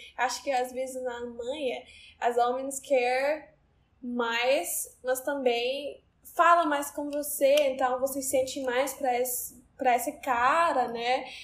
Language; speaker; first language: Portuguese; non-native, learner; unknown